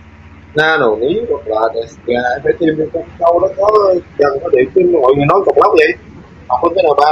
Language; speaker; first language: Japanese; non-native, fluent; Vietnamese